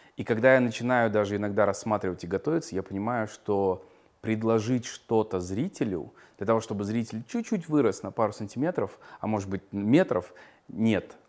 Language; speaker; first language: Russian; native; Russian